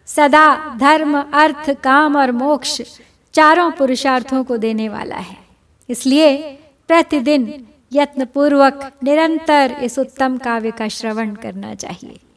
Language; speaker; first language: Hindi; native; Hindi